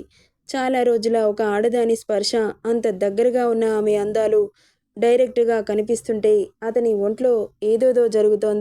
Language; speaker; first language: Telugu; native; Telugu